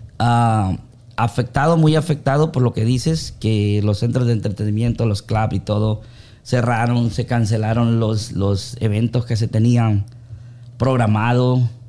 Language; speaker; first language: Spanish; native; Spanish